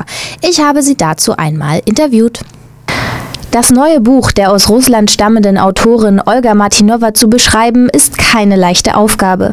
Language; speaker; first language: German; native; German